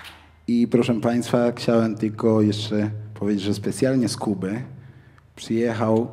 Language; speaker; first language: Polish; non-native, fluent; Spanish